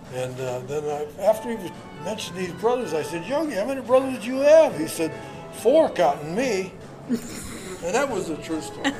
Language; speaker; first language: English; native; English